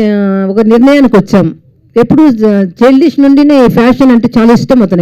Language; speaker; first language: Telugu; native; Telugu